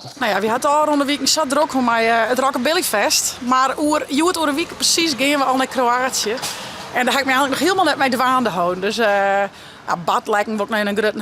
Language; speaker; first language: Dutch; non-native, local second language; Western Frisian